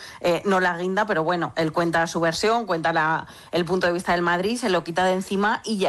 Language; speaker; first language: Spanish; native; Spanish